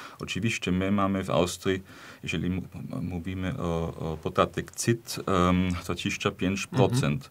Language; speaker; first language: Polish; non-native, fluent; German